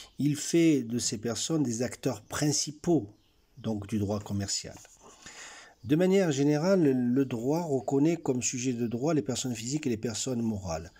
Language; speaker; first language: French; non-native, local second language; Arabic